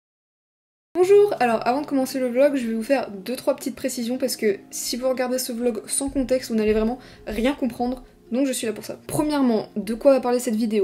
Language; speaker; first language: French; native; French